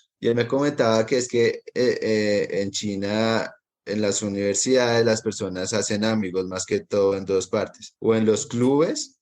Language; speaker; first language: Spanish; native; Spanish